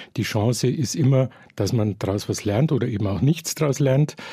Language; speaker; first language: German; native; German